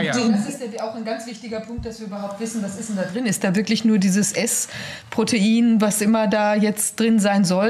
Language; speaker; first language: German; native; German